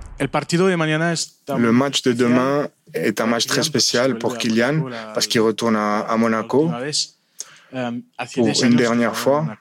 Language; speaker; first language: French; non-native, fluent; Spanish